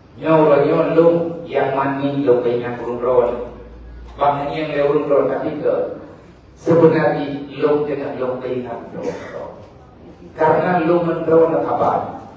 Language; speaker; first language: Malay; non-native, local second language; Achinese